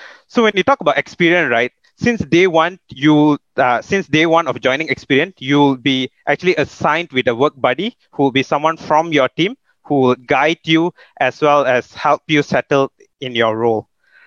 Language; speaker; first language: English; non-native, local second language; Malay